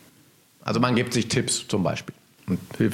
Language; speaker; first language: German; native; German